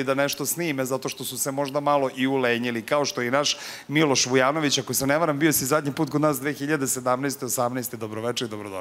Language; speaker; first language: Serbian; native; Serbian